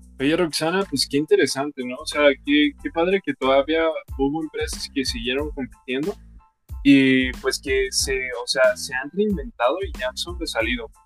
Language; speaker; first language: Spanish; native; Spanish